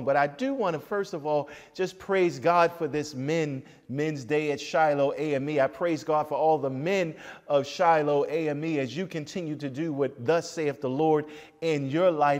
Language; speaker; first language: English; native; English